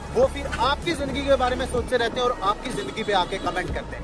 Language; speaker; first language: Hindi; native; Hindi